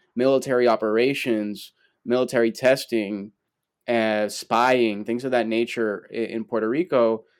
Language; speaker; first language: English; early bilingual, other home language; Spanish